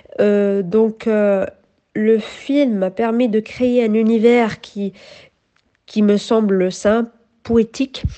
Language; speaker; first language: French; non-native, local second language; Arabic